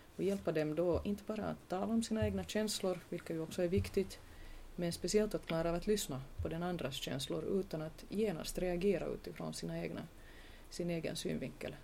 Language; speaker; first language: Swedish; native; Swedish